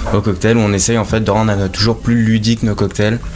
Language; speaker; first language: French; native; French